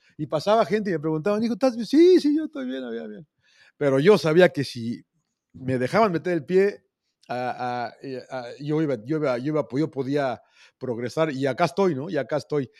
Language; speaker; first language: Spanish; native; Spanish